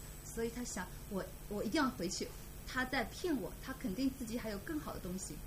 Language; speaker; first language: Chinese; native; Chinese